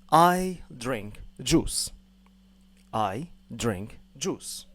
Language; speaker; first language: English; non-native, fluent; Arabic